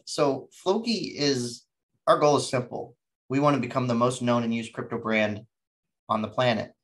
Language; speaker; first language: English; native; English